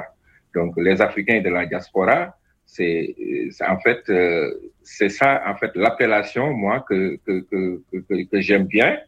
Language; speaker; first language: French; non-native, local second language; Wolof